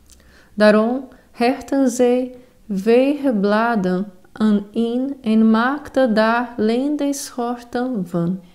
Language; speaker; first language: Dutch; non-native, fluent; Portuguese